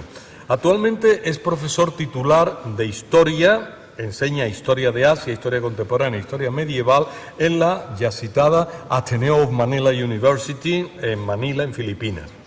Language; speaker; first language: Spanish; native; Spanish